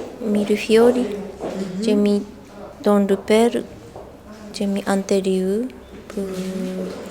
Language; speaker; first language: French; non-native, learner; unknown